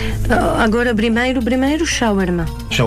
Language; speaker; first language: Portuguese; non-native, learner; Arabic